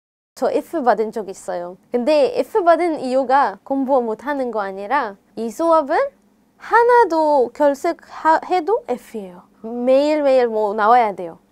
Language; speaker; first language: Korean; non-native, fluent; Arabic